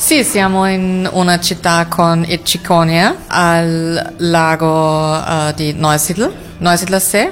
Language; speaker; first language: Italian; non-native, fluent; German